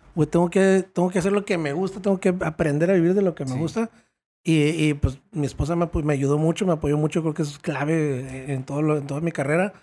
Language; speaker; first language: Spanish; native; Spanish